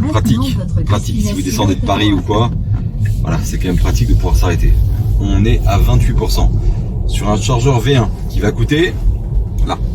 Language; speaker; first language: French; native; French